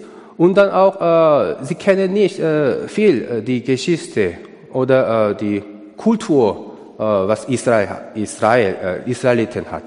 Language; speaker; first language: German; non-native, learner; Korean